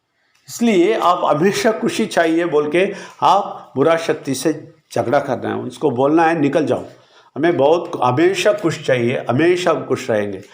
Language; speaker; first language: Hindi; non-native, local second language; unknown